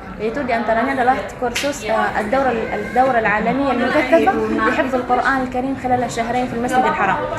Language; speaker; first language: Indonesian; early bilingual, heritage; Indonesian